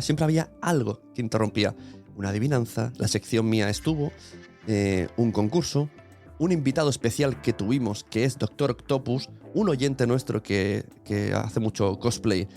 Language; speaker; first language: Spanish; native; Spanish